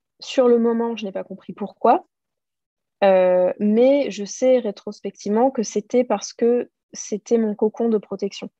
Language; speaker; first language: French; native; French